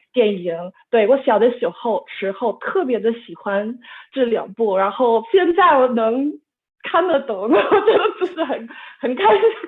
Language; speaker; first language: Chinese; non-native, fluent; English